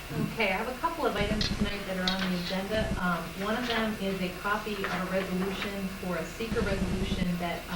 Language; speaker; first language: English; native; English